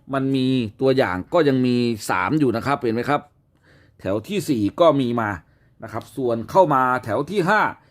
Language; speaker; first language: Thai; native; Thai